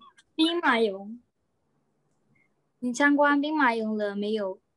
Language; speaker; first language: Chinese; non-native, learner; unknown